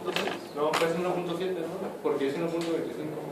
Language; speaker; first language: Spanish; native; Spanish